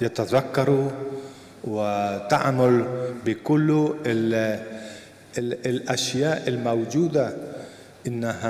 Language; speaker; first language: Arabic; non-native, fluent; Spanish